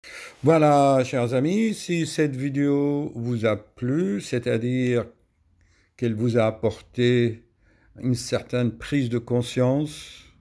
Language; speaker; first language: French; native; French